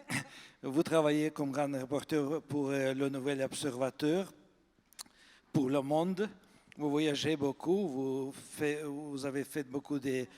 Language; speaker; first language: French; non-native, fluent; Russian